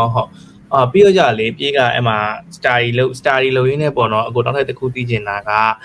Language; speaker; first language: Burmese; native; Burmese